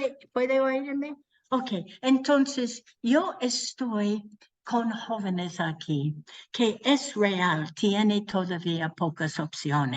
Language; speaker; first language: Spanish; non-native, learner; English